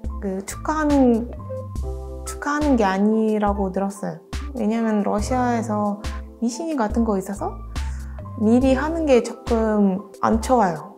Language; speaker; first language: Korean; non-native, fluent; Russian